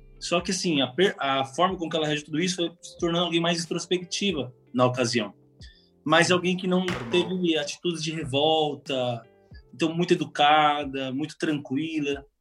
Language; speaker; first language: Portuguese; native; Portuguese